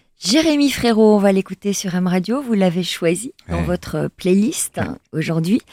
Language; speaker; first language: French; native; French